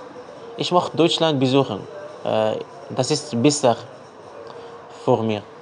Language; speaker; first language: German; non-native, learner; Arabic